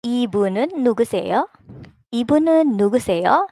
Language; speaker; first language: Korean; non-native, fluent; Filipino